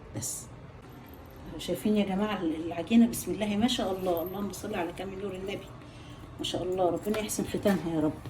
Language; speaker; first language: Arabic; native; Arabic